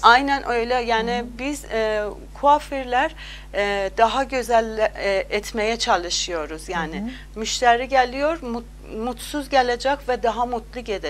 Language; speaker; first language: Turkish; non-native, learner; Azerbaijani